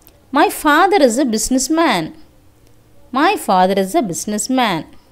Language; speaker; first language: English; non-native, local second language; Tamil